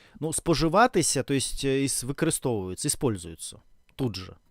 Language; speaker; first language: Ukrainian; non-native, learner; Russian